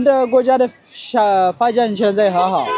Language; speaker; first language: Chinese; non-native, learner; Amharic